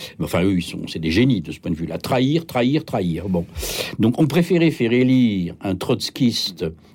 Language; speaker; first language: French; native; French